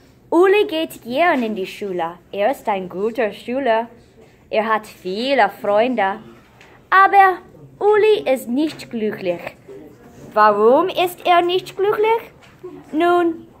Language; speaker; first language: German; non-native, fluent; English